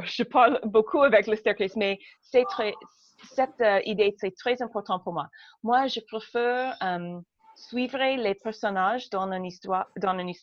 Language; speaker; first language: French; non-native, learner; English